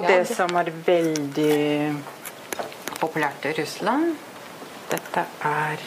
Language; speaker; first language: Norwegian; non-native, fluent; Russian